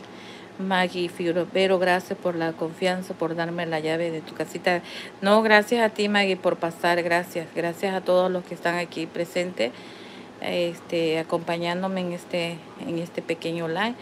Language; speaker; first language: Spanish; native; Spanish